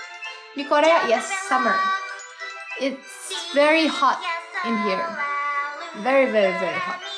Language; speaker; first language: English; non-native, fluent; Indonesian